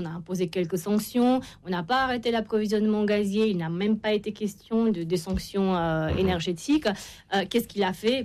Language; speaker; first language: French; non-native, fluent; Romanian